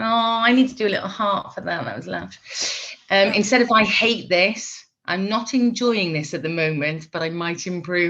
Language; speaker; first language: English; native; English